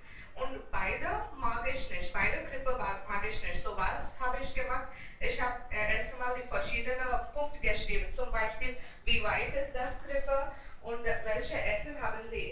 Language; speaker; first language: German; non-native, learner; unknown